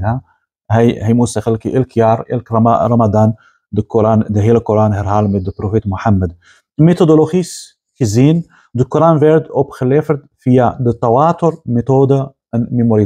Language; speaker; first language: Dutch; non-native, fluent; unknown